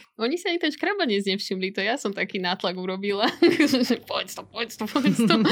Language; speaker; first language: Slovak; native; Slovak